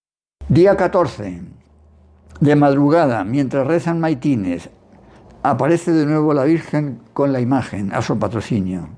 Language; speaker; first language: Spanish; native; Spanish